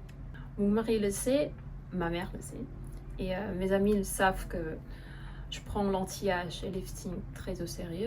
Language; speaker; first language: French; non-native, fluent; Korean